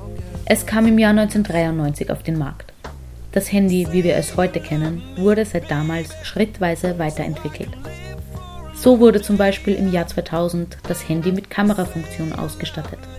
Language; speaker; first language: German; native; German